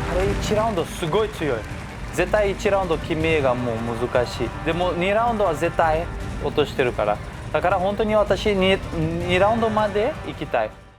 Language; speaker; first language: Japanese; non-native, learner; Portuguese